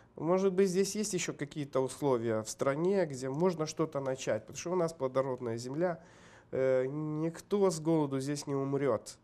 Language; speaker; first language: Russian; non-native, local second language; Romanian